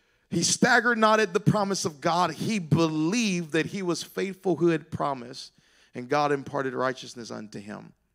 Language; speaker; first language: English; native; English